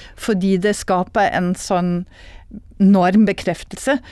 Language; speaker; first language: Norwegian; non-native, fluent; German